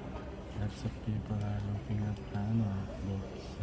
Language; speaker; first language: English; non-native, local second language; Filipino